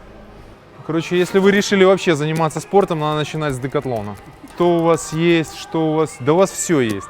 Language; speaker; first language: Russian; native; Russian